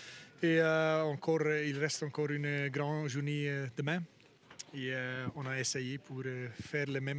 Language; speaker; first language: French; non-native, learner; Dutch